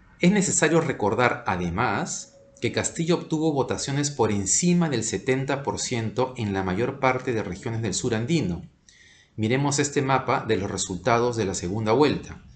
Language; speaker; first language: Spanish; native; Spanish